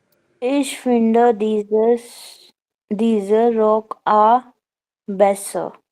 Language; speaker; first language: German; non-native, learner; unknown